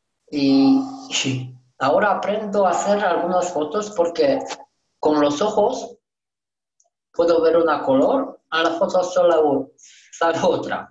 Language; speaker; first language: Spanish; non-native, learner; Romanian